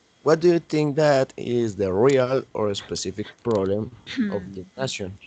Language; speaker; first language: English; non-native, learner; Spanish